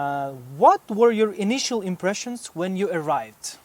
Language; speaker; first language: English; non-native, fluent; Uzbek